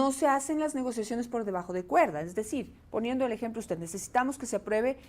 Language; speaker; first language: Spanish; native; Spanish